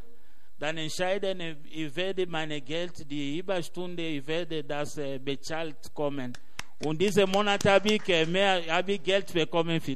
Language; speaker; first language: German; non-native, learner; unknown